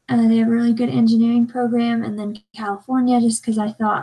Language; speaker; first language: English; native; English